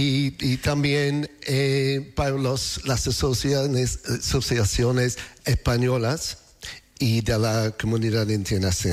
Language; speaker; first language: Spanish; non-native, fluent; English